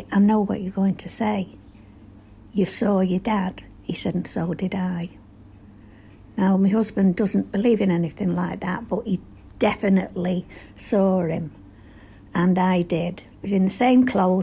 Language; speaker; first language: English; native; English